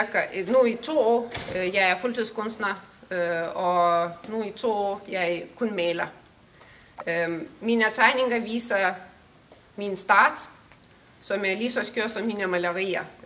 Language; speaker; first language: Danish; non-native, fluent; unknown